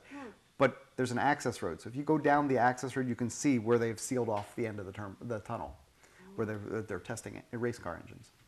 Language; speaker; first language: English; native; English